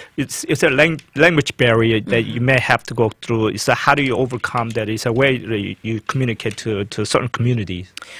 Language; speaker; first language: English; non-native, fluent; Korean